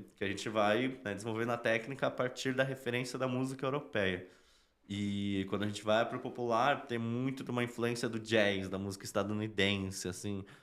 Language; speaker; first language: Portuguese; native; Portuguese